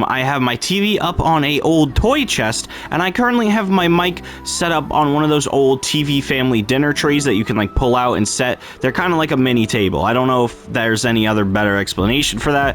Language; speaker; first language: English; native; English